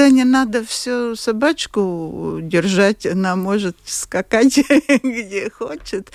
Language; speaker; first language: Russian; non-native, local second language; Latvian